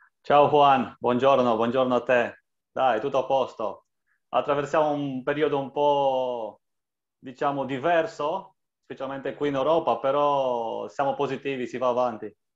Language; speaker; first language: Italian; non-native, fluent; Romanian